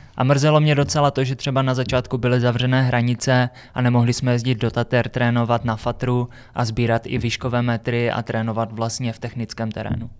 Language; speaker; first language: Czech; native; Czech